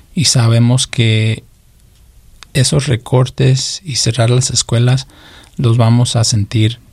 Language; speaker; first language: Spanish; early bilingual, heritage; Spanish